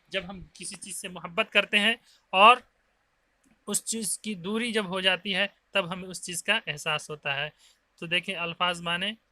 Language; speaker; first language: Urdu; native; Urdu